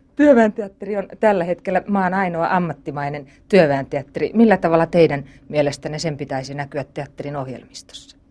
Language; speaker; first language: Finnish; native; Finnish